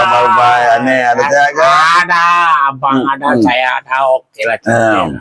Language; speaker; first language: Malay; non-native, local second language; Tamil